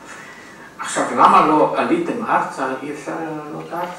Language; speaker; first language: Hebrew; non-native, fluent; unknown